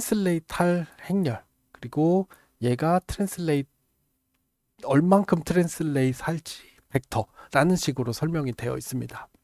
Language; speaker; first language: Korean; native; Korean